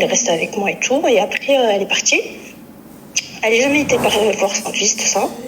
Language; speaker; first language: French; native; French